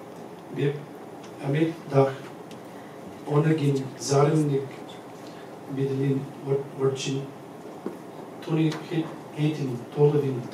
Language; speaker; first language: Mongolian; non-native, learner; English